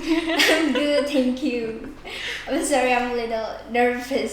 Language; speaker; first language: English; non-native, learner; Indonesian